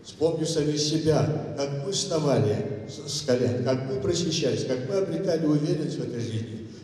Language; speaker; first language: Russian; non-native, local second language; Kazakh